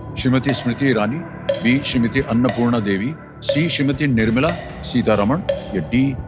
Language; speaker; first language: Hindi; native; Hindi